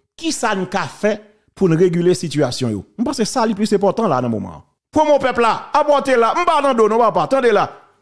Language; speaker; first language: French; non-native, local second language; Haitian Creole